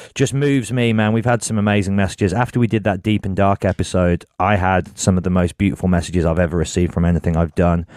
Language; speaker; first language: English; native; English